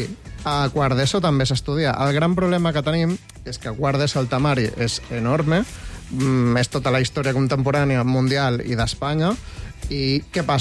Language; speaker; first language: Catalan; native; Catalan